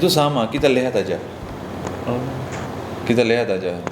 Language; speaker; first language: Indonesian; non-native, learner; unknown